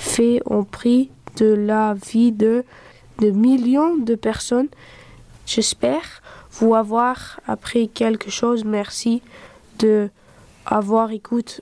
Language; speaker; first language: French; early bilingual, other home language; Dutch